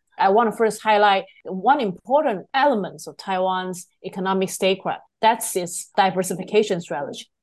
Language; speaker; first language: English; non-native, fluent; Chinese